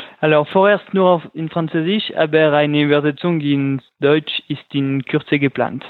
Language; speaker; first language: German; non-native, local second language; French